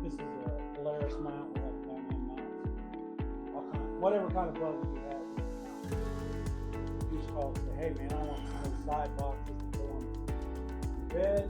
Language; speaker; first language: English; native; English